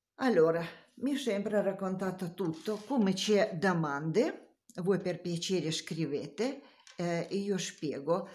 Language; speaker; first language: Italian; non-native, learner; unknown